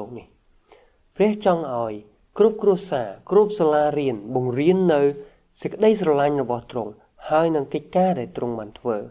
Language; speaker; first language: Khmer; native; Khmer